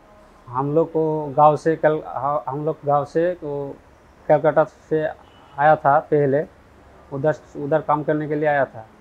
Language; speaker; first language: Hindi; non-native, local second language; Bangla